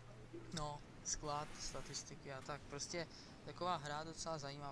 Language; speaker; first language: Czech; native; Czech